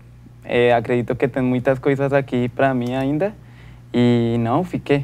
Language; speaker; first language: Portuguese; non-native, learner; Spanish